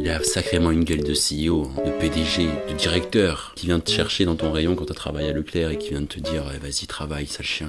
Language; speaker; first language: French; native; French